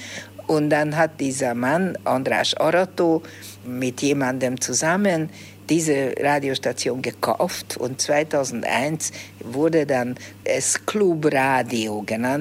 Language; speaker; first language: German; early bilingual, heritage; Hungarian